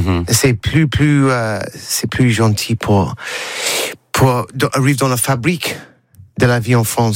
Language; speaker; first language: French; non-native, learner; English